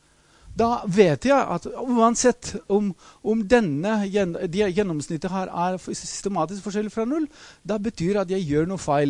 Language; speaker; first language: Norwegian; non-native, fluent; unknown